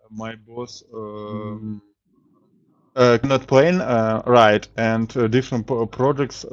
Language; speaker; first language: English; non-native, learner; Russian